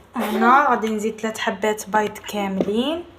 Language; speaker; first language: Arabic; native; Arabic